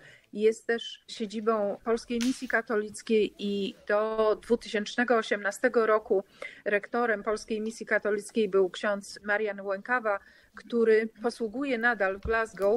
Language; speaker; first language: Polish; native; Polish